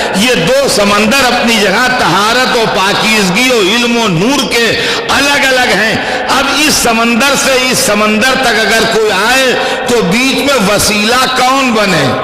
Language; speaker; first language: Urdu; native; Urdu